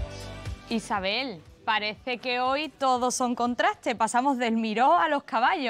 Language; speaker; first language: Spanish; native; Spanish